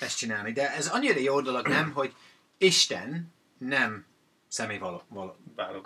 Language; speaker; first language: Hungarian; non-native, fluent; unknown